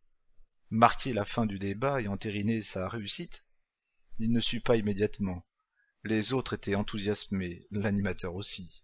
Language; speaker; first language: French; native; French